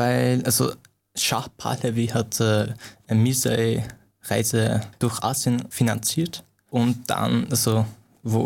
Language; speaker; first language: German; non-native, fluent; Persian